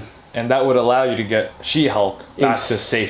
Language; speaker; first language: English; native; English